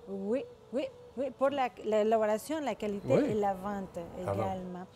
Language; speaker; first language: French; non-native, fluent; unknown